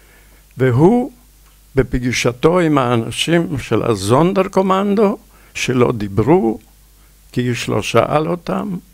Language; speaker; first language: Hebrew; non-native, fluent; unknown